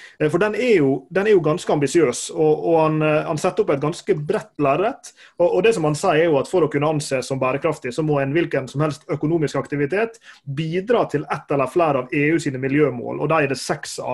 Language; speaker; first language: Norwegian; native; Norwegian